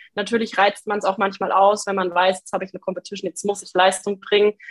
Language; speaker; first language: German; native; German